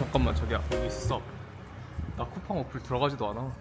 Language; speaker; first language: Korean; native; Korean